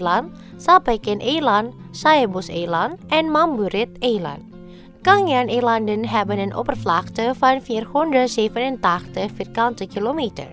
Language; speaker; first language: Dutch; non-native, fluent; Indonesian